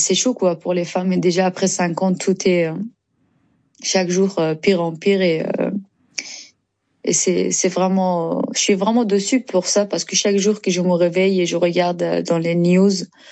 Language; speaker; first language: French; non-native, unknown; Persian